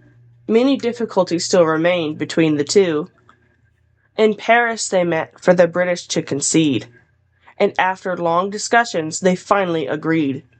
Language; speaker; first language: English; native; English